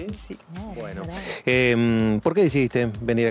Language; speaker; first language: Spanish; native; Spanish